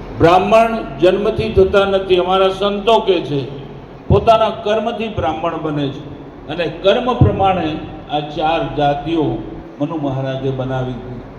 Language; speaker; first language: Gujarati; native; Gujarati